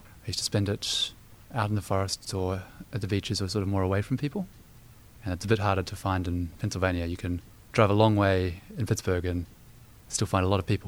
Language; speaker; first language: English; native; English